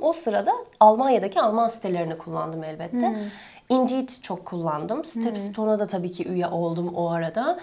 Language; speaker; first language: Turkish; native; Turkish